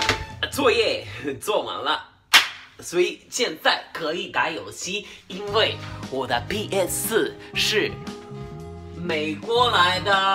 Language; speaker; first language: Chinese; non-native, fluent; Spanish